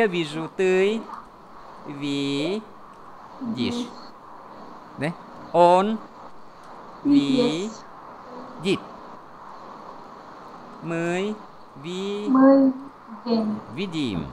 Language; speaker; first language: Russian; non-native, fluent; Vietnamese